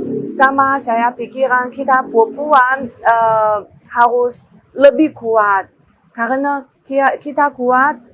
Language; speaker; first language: Indonesian; non-native, learner; Chinese